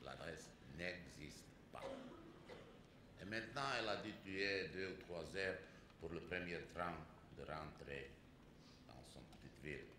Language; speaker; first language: French; non-native, fluent; Czech